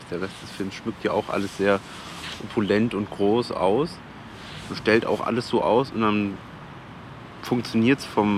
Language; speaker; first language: German; native; German